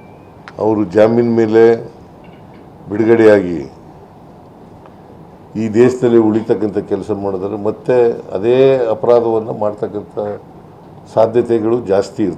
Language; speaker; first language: Kannada; native; Kannada